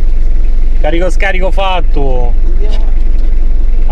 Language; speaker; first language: Italian; native; Italian